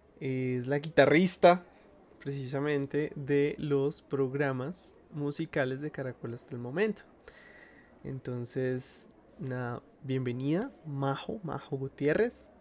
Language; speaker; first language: Spanish; native; Spanish